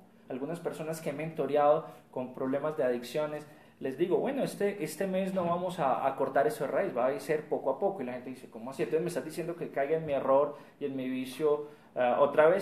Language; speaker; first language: Spanish; native; Spanish